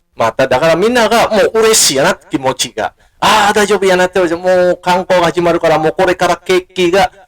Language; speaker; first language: Japanese; non-native, fluent; Indonesian